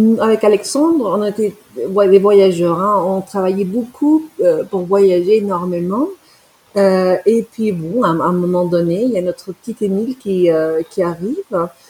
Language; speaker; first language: French; non-native, fluent; Spanish